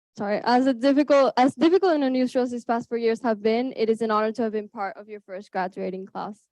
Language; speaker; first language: English; early bilingual, other home language; Spanish